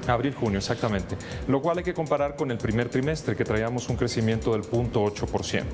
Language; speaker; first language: Spanish; native; Spanish